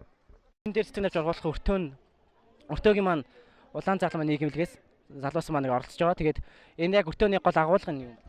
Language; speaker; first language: Mongolian; native; Mongolian